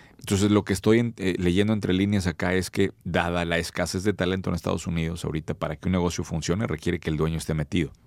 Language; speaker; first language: Spanish; native; Spanish